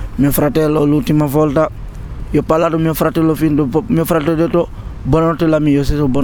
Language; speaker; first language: Italian; non-native, learner; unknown